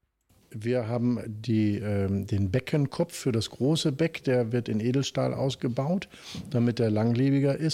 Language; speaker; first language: German; native; German